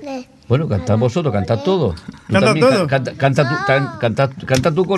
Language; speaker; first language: Spanish; native; Spanish